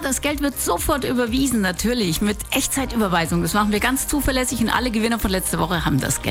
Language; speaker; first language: German; native; German